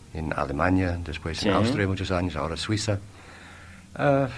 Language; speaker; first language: Spanish; non-native, fluent; English